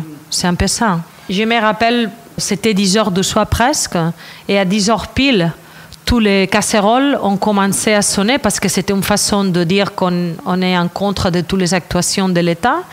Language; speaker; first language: French; non-native, fluent; Catalan